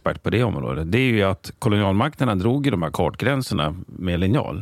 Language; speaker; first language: Swedish; native; Swedish